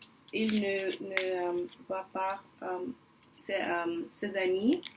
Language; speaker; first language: French; non-native, learner; English